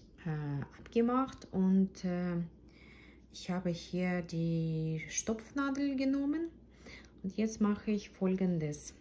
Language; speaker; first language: German; non-native, fluent; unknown